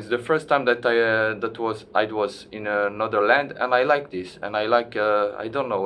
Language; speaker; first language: English; non-native, learner; French